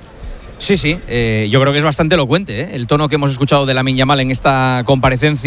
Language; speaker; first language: Spanish; native; Spanish